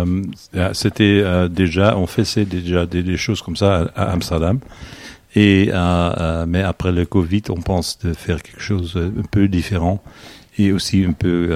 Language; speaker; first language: French; non-native, learner; Dutch